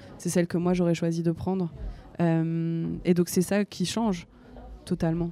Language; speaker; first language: French; native; French